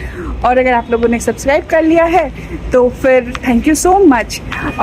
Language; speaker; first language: Hindi; non-native, local second language; Odia